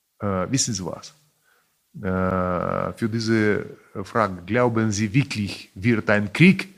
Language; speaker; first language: German; non-native, learner; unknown